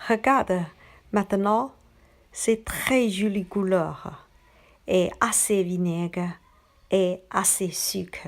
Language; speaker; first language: French; non-native, learner; Chinese